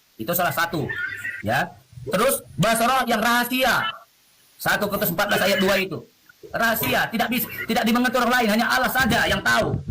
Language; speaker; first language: Indonesian; non-native, local second language; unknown